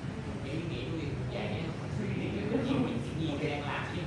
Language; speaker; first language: Vietnamese; native; Vietnamese